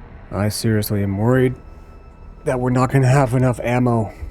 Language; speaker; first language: English; native; English